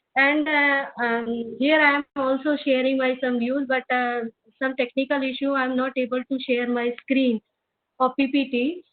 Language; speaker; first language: English; non-native, local second language; Hindi